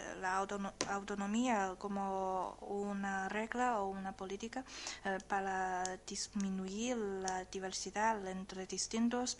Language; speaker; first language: Spanish; non-native, learner; Chinese